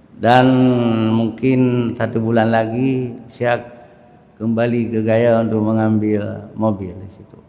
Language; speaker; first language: Malay; non-native, local second language; Achinese